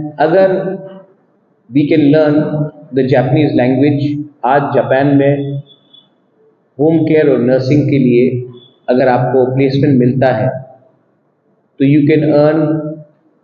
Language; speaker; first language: Hindi; non-native, local second language; Kok Borok